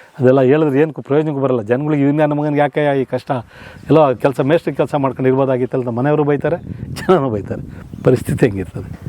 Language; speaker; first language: Kannada; native; Kannada